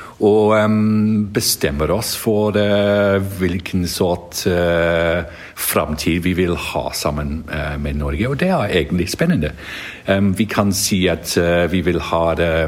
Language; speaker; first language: Norwegian; non-native, learner; English